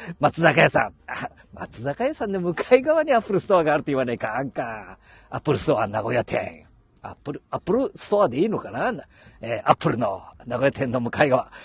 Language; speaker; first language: Japanese; native; Japanese